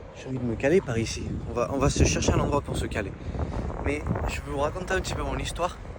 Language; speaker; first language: French; early bilingual, other home language; Spanish